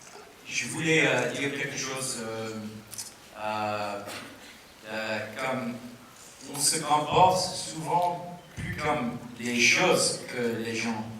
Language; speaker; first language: French; non-native, fluent; English